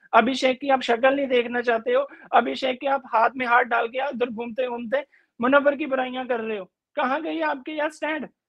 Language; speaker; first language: Hindi; native; Hindi